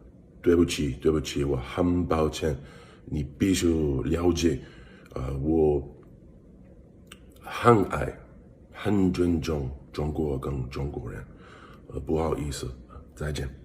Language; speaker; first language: Chinese; non-native, learner; English